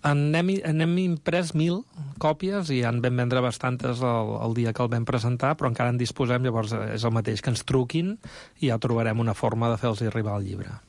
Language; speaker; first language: Catalan; native; Catalan